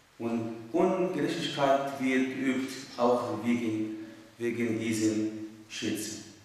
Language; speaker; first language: German; non-native, fluent; Arabic